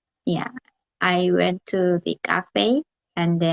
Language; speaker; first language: English; non-native, learner; Korean